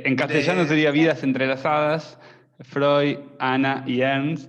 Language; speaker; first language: Spanish; native; Spanish